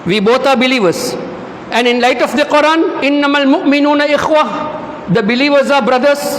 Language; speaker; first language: English; non-native, local second language; Tamil